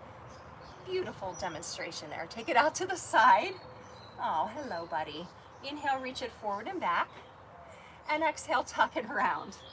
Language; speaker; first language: English; native; English